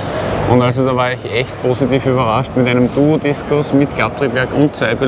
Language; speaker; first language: German; native; German